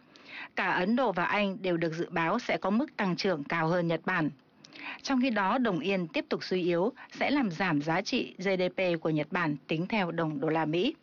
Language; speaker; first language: Vietnamese; native; Vietnamese